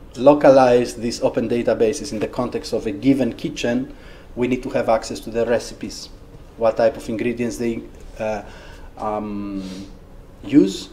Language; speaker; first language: English; non-native, fluent; Greek